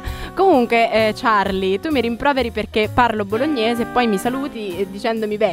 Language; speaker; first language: Italian; native; Italian